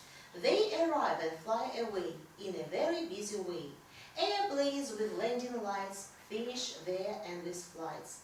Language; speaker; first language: English; non-native, fluent; Russian